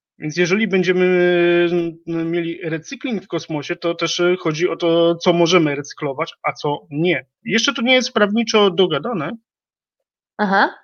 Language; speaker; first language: Polish; native; Polish